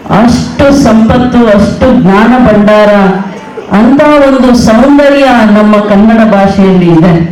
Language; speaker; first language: Kannada; native; Kannada